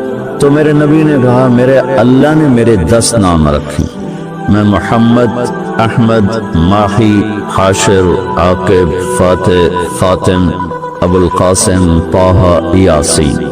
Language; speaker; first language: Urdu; non-native, local second language; Saraiki